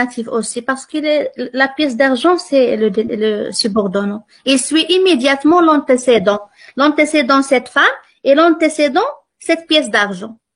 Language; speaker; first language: French; non-native, local second language; Arabic